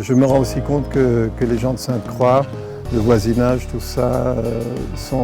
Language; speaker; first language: French; native; French